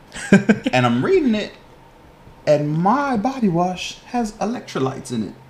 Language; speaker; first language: English; native; English